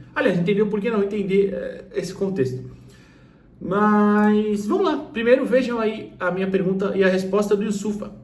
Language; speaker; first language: Portuguese; native; Portuguese